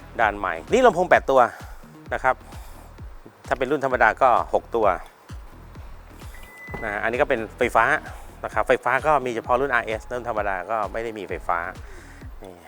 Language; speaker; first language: Thai; native; Thai